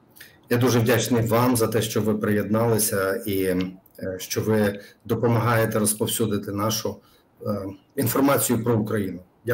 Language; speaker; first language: Ukrainian; native; Ukrainian